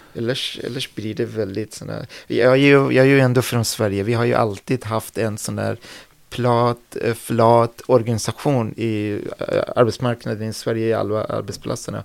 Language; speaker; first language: Swedish; non-native, fluent; Persian